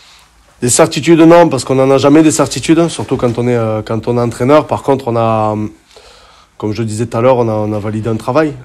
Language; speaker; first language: French; native; French